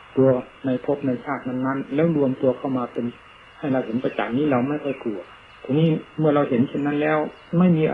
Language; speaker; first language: Thai; native; Thai